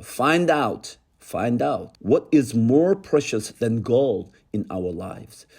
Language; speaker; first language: English; non-native, fluent; Korean